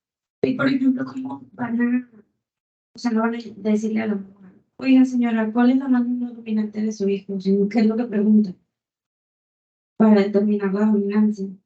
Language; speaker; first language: Spanish; native; Spanish